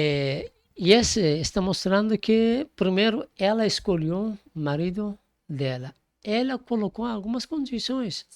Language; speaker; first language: Portuguese; non-native, fluent; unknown